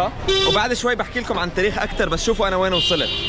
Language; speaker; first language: Arabic; native; Arabic